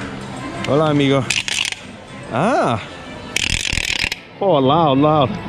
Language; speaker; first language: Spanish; non-native, learner; English